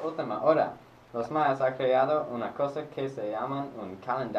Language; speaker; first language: Spanish; non-native, learner; English